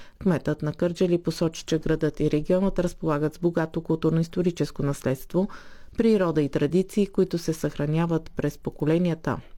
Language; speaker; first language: Bulgarian; non-native, local second language; Turkish